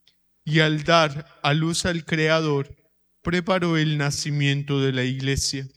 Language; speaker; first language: Spanish; native; Spanish